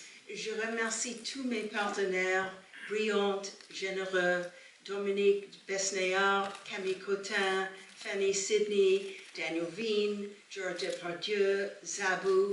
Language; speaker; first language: French; non-native, learner; English